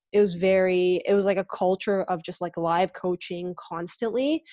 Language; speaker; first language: English; native; English